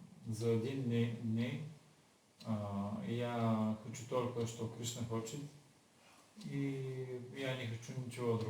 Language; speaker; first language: Russian; non-native, learner; Bulgarian